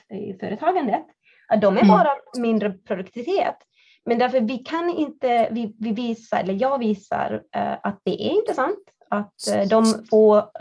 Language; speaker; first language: Swedish; non-native, fluent; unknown